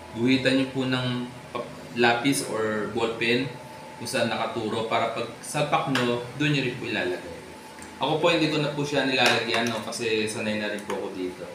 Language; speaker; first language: Filipino; native; Filipino